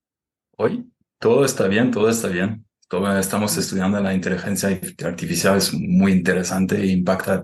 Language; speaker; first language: Spanish; non-native, fluent; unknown